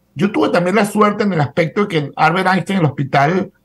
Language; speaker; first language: Spanish; native; Spanish